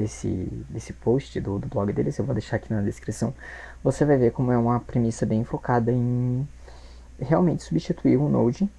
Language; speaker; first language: Portuguese; native; Portuguese